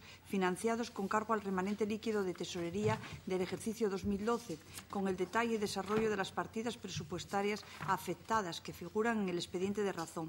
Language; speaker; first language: Spanish; native; Spanish